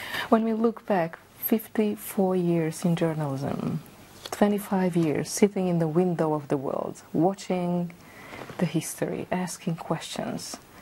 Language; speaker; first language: English; non-native, fluent; Slovak